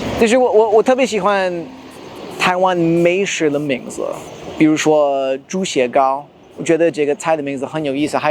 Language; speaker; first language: Chinese; non-native, fluent; English